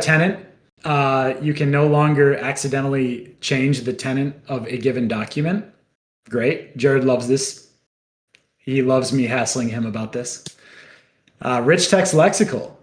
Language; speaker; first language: English; native; English